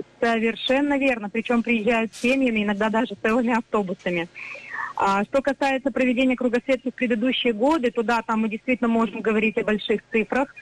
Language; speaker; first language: Russian; native; Russian